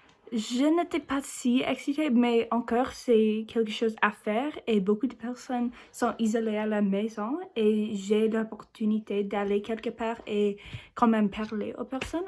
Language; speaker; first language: French; non-native, learner; English